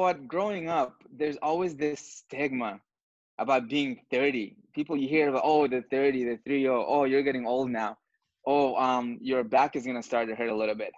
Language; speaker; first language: English; non-native, fluent; Bambara